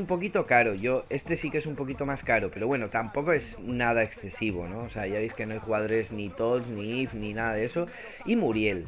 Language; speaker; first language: Spanish; native; Spanish